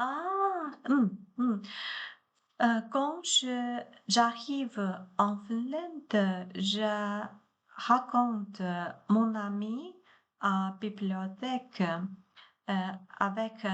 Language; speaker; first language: French; non-native, learner; Chinese